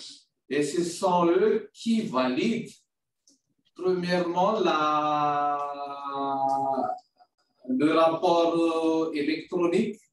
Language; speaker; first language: French; non-native, local second language; Malagasy